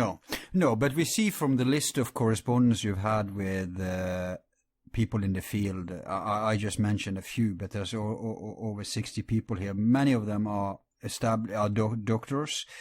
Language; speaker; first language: English; non-native, fluent; Norwegian